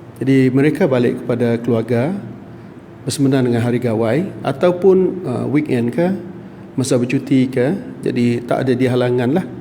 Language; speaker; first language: Malay; non-native, local second language; Iban